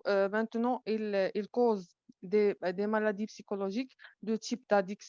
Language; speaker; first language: French; non-native, fluent; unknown